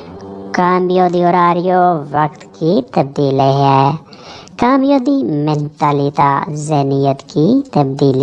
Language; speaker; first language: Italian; non-native, fluent; Urdu